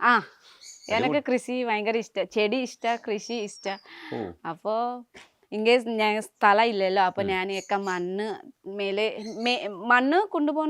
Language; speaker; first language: Malayalam; non-native, learner; Nepali